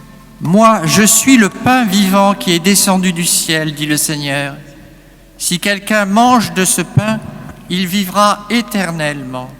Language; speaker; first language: French; native; French